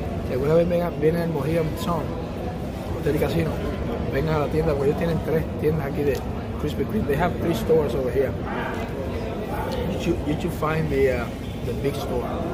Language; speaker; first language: Spanish; native; Spanish